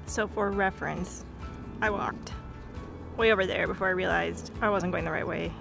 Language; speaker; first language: English; native; English